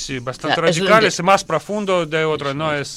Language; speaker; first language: Spanish; non-native, learner; Russian